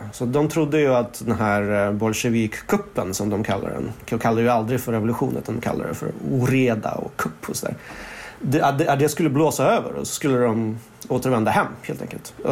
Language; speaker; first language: Swedish; early bilingual, other home language; Russian